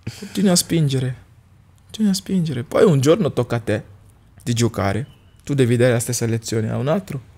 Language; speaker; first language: Italian; non-native, fluent; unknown